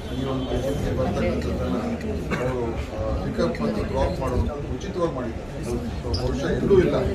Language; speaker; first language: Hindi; non-native, local second language; Urdu